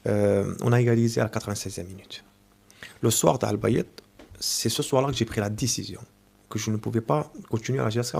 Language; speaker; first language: French; native; French